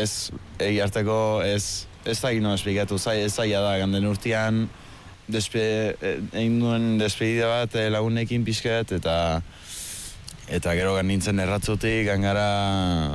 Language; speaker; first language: Basque; early bilingual, heritage; Basque